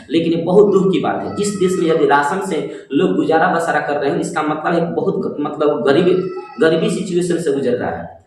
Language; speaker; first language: Hindi; native; Hindi